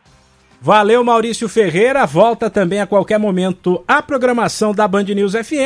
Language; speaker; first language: Portuguese; native; Portuguese